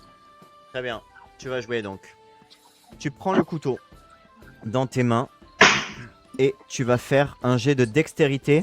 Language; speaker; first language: French; native; French